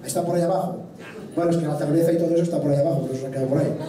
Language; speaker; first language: Spanish; non-native, local second language; Catalan